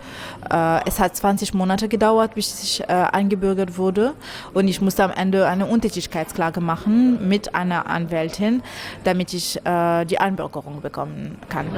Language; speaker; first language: German; non-native, fluent; Arabic